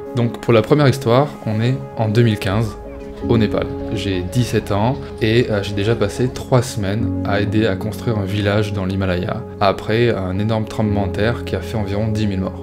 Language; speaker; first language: French; native; French